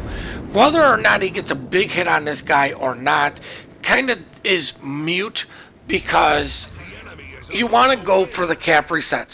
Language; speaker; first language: English; native; English